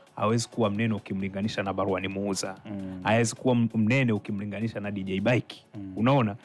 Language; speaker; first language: Swahili; native; Swahili